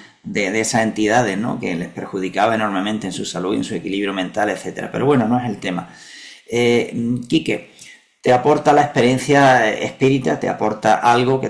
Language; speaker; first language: Spanish; native; Spanish